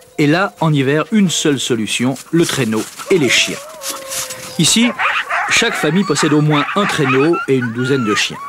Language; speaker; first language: French; native; French